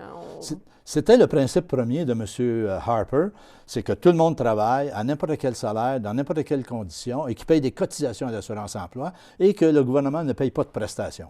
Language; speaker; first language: French; native; French